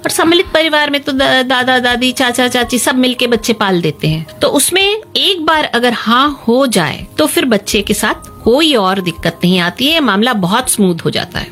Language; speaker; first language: Hindi; native; Hindi